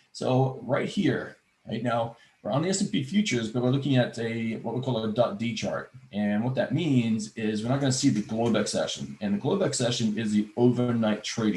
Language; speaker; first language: English; native; English